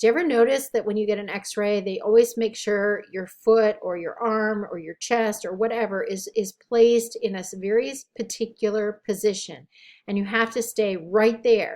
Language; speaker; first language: English; native; English